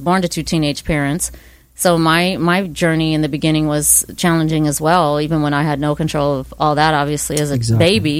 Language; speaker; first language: English; native; English